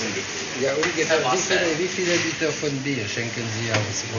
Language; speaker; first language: German; non-native, learner; French